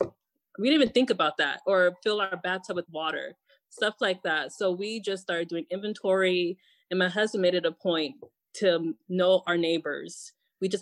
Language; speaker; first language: English; native; English